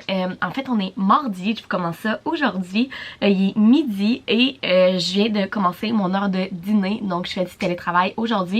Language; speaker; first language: French; native; French